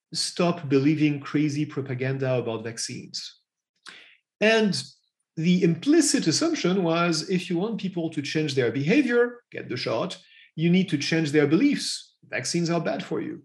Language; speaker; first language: English; non-native, fluent; French